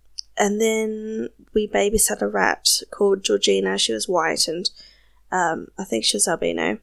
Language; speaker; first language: English; native; English